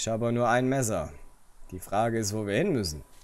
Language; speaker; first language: German; native; German